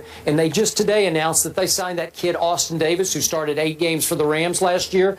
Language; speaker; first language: English; native; English